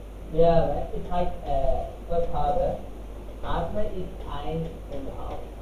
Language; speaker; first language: German; non-native, learner; Hindi